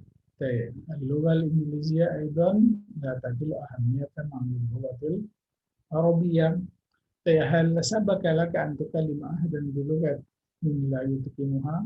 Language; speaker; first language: Arabic; non-native, fluent; Indonesian